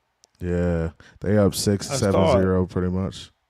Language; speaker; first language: English; native; English